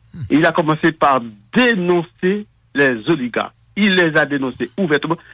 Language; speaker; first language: French; non-native, local second language; Haitian Creole